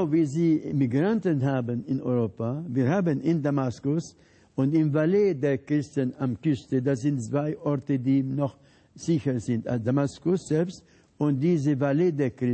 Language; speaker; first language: German; non-native, fluent; Arabic